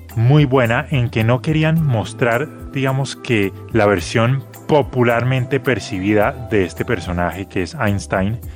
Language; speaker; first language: Spanish; native; Spanish